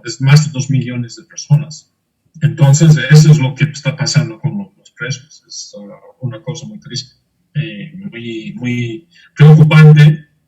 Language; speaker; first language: Spanish; non-native, fluent; English